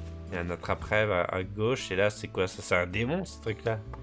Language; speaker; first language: French; native; French